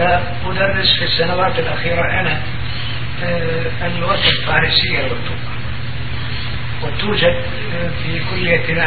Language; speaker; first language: Arabic; non-native, fluent; Turkish